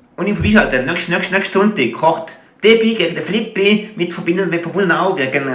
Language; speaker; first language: German; native; German